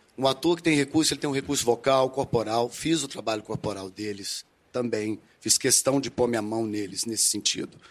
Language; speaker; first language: Portuguese; native; Portuguese